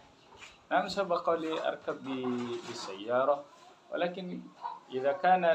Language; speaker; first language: Arabic; non-native, learner; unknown